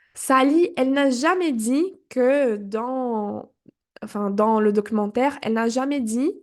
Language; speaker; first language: French; non-native, fluent; Portuguese